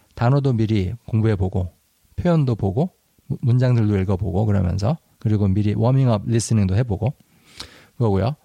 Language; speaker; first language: Korean; native; Korean